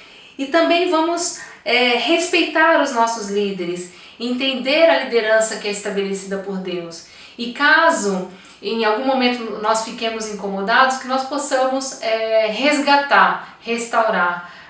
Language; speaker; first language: Portuguese; native; Portuguese